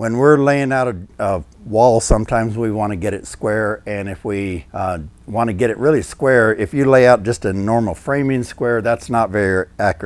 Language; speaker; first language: English; native; English